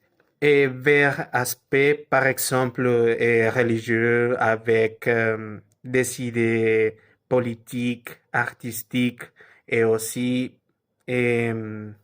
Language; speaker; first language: French; non-native, learner; Spanish